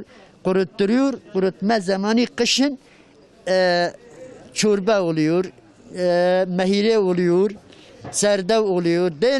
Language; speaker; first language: Turkish; non-native, local second language; Kurdish